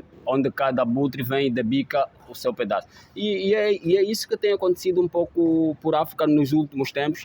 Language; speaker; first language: Portuguese; native; Portuguese